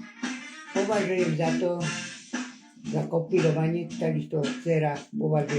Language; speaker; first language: Slovak; non-native, local second language; Hungarian